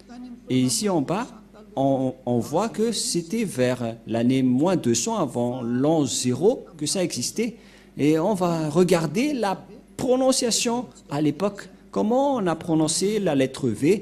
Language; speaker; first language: French; non-native, local second language; Malagasy